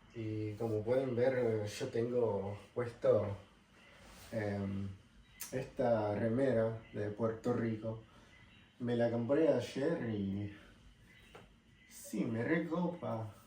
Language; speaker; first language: Spanish; non-native, fluent; English